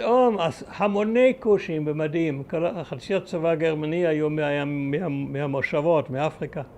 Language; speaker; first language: Hebrew; early bilingual, other home language; German